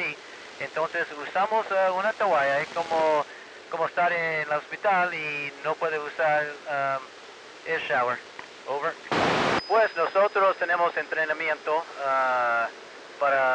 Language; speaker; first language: Spanish; early bilingual, heritage; Spanish